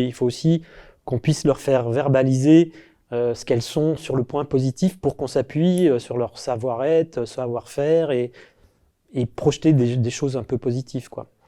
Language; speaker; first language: French; native; French